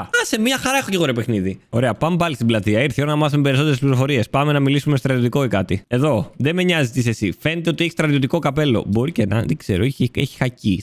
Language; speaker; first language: Greek; native; Greek